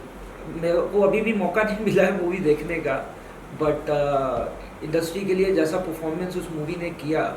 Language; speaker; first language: Hindi; native; Hindi